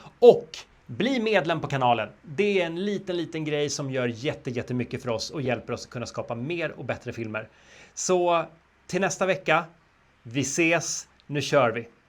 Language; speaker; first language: Swedish; native; Swedish